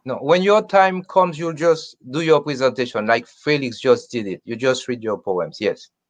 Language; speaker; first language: English; non-native, fluent; Haitian Creole